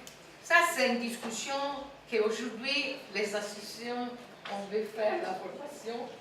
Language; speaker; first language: French; non-native, fluent; Italian